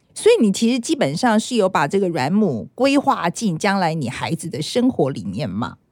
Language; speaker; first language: Chinese; native; Chinese